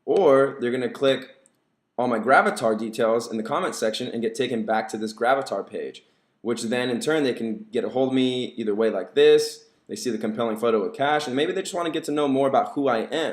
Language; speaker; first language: English; native; English